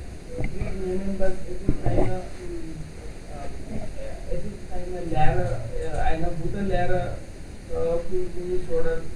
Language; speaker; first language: German; non-native, learner; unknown